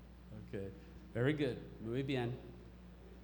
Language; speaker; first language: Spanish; non-native, learner; English